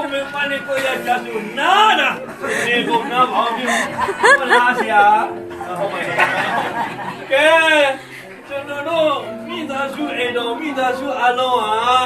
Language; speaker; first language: Burmese; non-native, local second language; S'gaw Karen